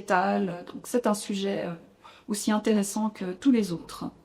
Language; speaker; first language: French; native; French